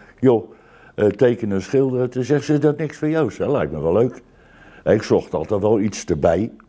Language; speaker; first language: Dutch; native; Dutch